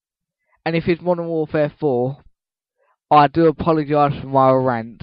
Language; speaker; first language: English; native; English